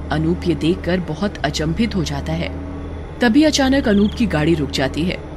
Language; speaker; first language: Hindi; native; Hindi